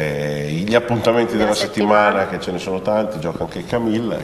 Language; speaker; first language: Italian; native; Italian